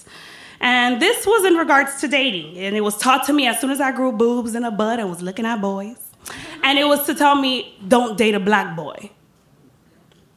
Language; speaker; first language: English; early bilingual, other home language; Spanish